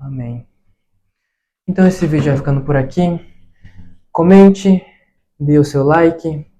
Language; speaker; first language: Portuguese; early bilingual, heritage; Portuguese